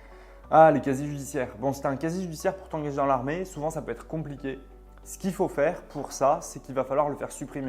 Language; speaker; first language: French; native; French